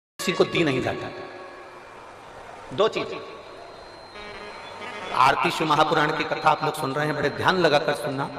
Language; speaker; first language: Hindi; native; Hindi